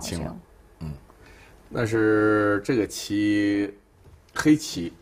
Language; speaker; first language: Chinese; native; Chinese